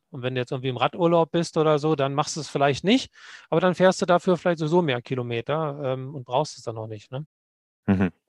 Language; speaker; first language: German; native; German